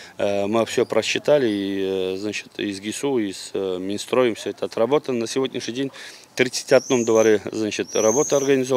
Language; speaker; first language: Russian; non-native, local second language; Tatar